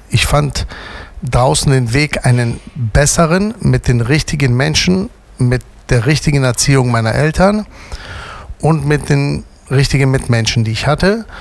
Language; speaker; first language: German; native; German